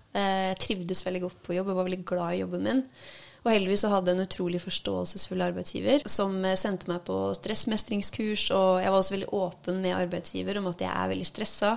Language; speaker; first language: Norwegian; native; Norwegian